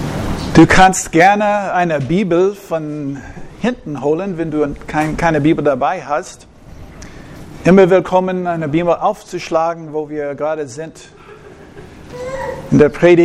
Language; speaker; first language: German; non-native, fluent; English